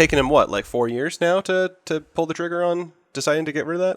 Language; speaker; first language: English; native; English